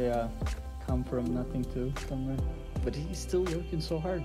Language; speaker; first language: English; non-native, fluent; Turkish